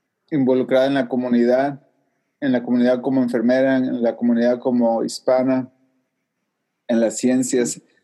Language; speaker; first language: Spanish; native; Spanish